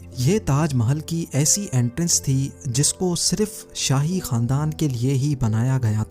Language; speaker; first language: Urdu; native; Urdu